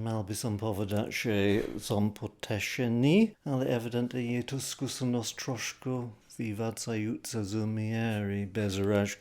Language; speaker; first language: Slovak; non-native, fluent; English